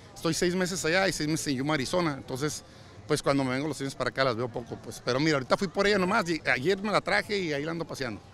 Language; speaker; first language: Spanish; native; Spanish